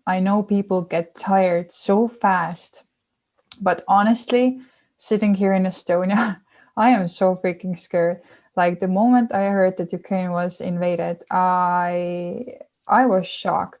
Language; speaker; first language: English; non-native, fluent; Estonian